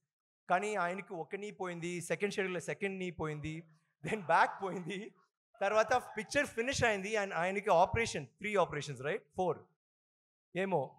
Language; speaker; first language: Telugu; non-native, local second language; Tamil